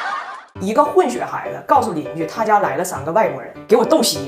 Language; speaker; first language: Chinese; native; Chinese